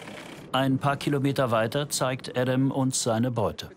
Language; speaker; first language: German; native; German